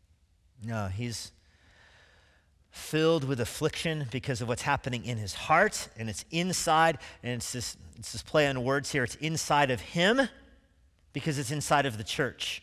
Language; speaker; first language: English; native; English